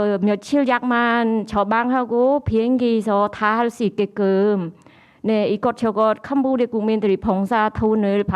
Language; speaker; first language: Korean; non-native, learner; Khmer